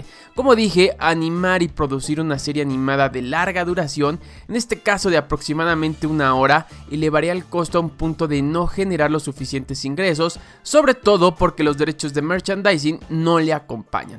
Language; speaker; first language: Spanish; native; Spanish